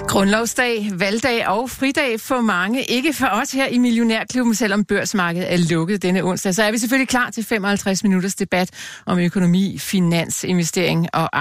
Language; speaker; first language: Danish; native; Danish